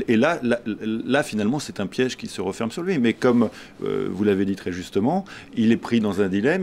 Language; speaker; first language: French; native; French